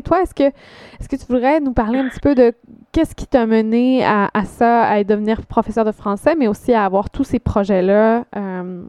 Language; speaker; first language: French; native; French